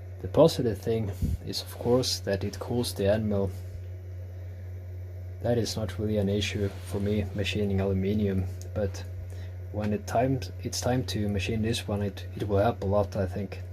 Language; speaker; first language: English; non-native, fluent; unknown